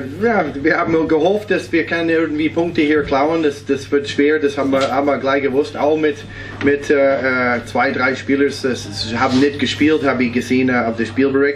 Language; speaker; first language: German; non-native, fluent; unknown